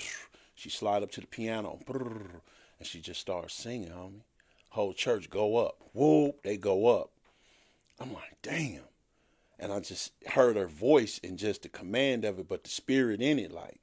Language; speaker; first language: English; native; English